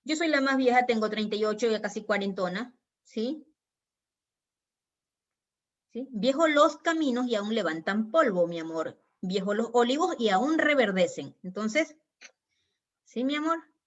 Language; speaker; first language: Spanish; native; Spanish